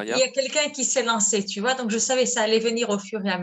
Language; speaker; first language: French; native; French